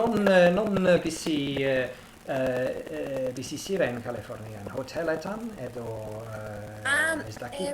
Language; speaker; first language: Basque; non-native, learner; English